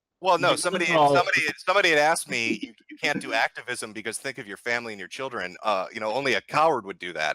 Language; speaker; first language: English; native; English